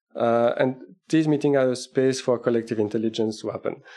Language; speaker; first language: English; non-native, fluent; French